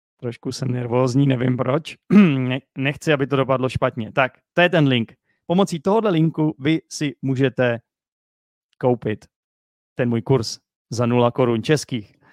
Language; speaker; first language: Czech; native; Czech